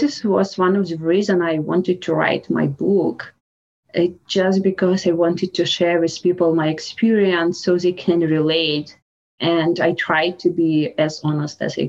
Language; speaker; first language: English; non-native, fluent; Russian